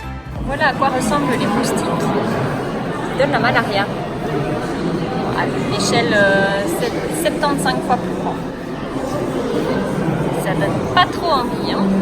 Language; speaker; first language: French; native; French